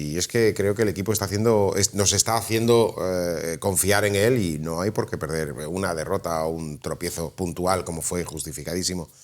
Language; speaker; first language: Spanish; native; Spanish